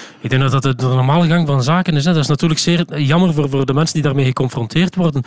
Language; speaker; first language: Dutch; native; Dutch